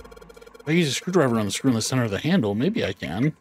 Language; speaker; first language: English; native; English